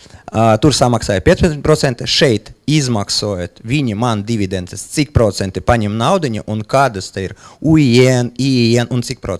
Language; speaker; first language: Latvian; non-native, local second language; Russian